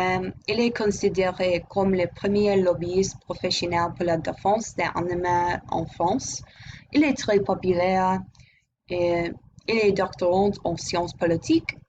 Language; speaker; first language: French; non-native, learner; English